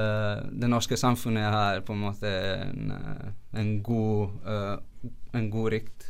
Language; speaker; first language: Norwegian; non-native, fluent; Italian